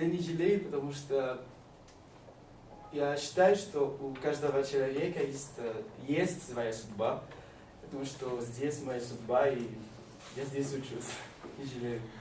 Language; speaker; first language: Russian; non-native, learner; Malagasy